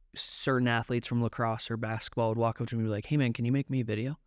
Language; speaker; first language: English; native; English